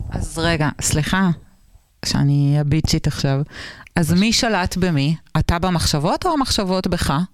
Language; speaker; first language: Hebrew; native; Hebrew